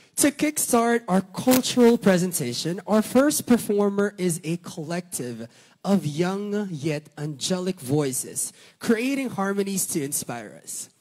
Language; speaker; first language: English; non-native, local second language; Filipino